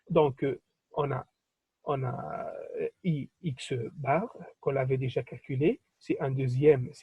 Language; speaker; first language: French; non-native, local second language; Arabic